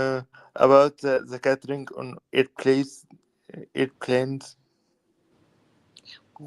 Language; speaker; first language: English; non-native, learner; Arabic